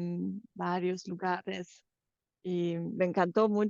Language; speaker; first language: Spanish; non-native, fluent; Romanian